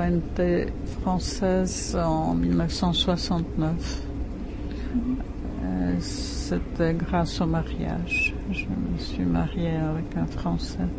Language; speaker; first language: French; non-native, fluent; Czech